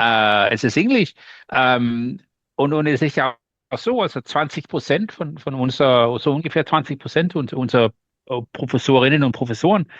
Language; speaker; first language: German; non-native, learner; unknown